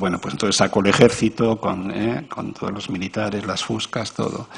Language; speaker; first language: Spanish; native; Spanish